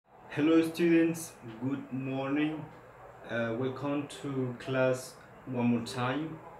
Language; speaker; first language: English; non-native, fluent; Spanish